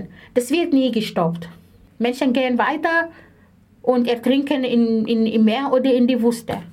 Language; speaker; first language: German; non-native, fluent; Arabic